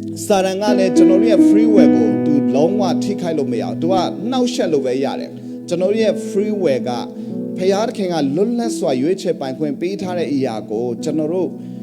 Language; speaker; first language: Burmese; non-native, local second language; Kachin